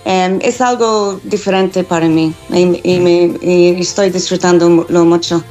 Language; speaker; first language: Spanish; non-native, fluent; English